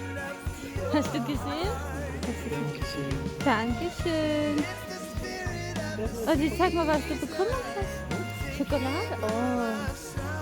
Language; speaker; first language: German; non-native, learner; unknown